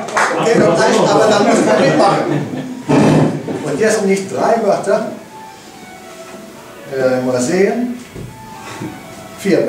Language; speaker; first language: German; non-native, learner; English